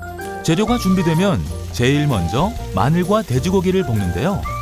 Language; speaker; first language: Korean; native; Korean